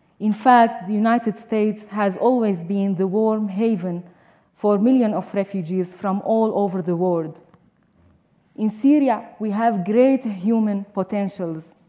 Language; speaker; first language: English; non-native, fluent; Arabic